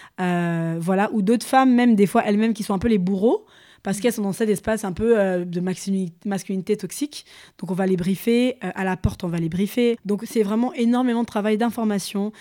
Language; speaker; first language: French; early bilingual, other home language; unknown